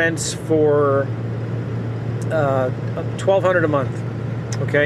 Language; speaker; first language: English; native; English